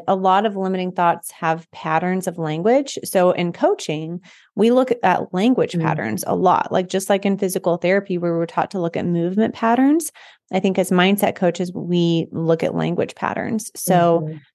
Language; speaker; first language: English; native; English